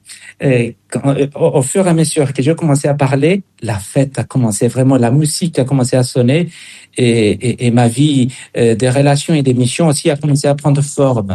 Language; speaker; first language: French; non-native, fluent; Spanish